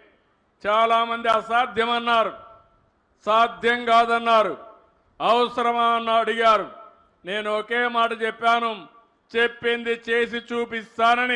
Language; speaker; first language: Telugu; native; Telugu